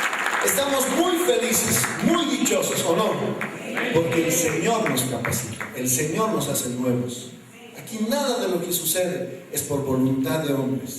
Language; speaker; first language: Spanish; native; Spanish